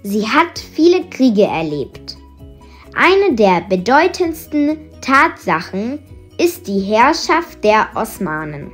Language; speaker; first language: German; non-native, fluent; Macedonian